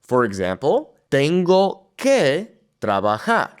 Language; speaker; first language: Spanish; non-native, fluent; English